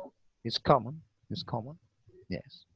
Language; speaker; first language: English; non-native, learner; Spanish